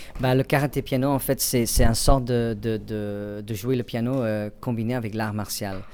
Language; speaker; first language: French; non-native, fluent; English